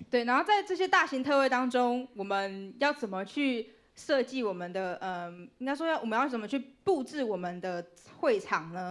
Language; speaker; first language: Chinese; native; Chinese